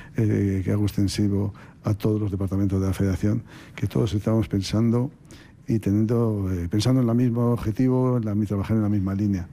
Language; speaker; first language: Spanish; native; Spanish